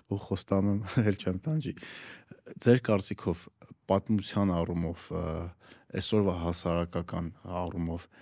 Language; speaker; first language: Armenian; native; Armenian